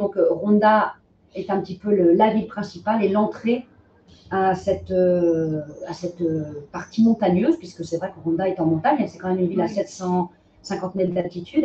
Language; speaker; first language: French; native; French